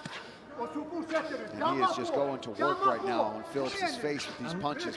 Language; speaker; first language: English; native; English